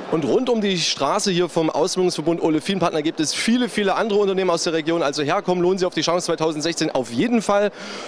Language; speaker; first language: German; native; German